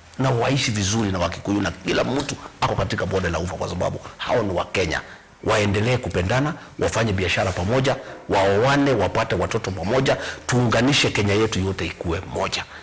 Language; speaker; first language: Swahili; non-native, local second language; Kikuyu